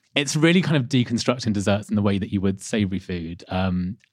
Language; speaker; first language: English; native; English